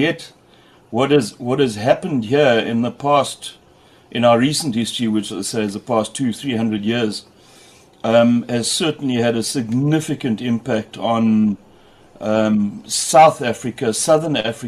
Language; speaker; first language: English; native; English